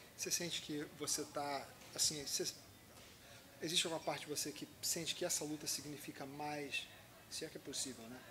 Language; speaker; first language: Portuguese; native; Portuguese